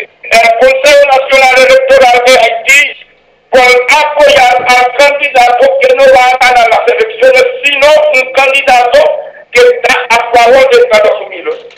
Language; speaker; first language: Spanish; non-native, fluent; Haitian Creole